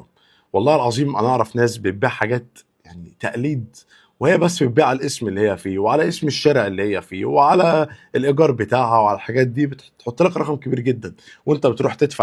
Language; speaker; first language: Arabic; native; Arabic